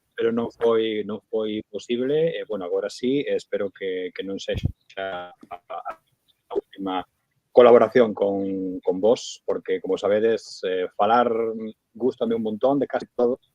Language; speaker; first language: Galician; non-native, local second language; Spanish